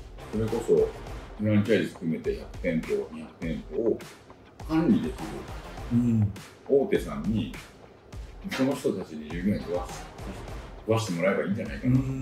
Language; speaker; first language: Japanese; native; Japanese